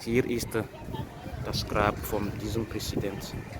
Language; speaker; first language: German; non-native, fluent; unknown